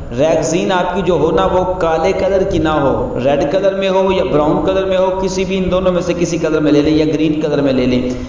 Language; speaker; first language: Urdu; non-native, local second language; Punjabi